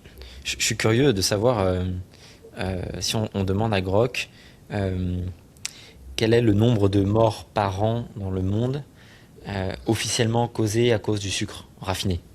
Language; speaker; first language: French; native; French